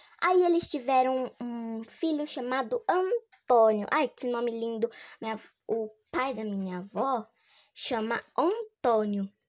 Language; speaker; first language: Portuguese; native; Portuguese